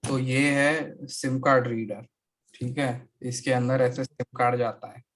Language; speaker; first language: Hindi; non-native, local second language; Marathi